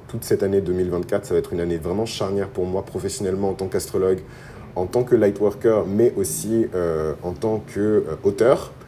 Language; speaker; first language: French; early bilingual, other home language; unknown